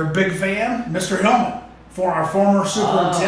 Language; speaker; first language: English; native; English